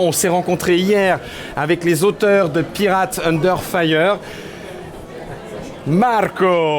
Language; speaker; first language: French; native; French